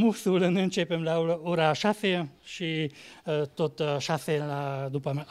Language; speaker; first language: Romanian; non-native, local second language; Hungarian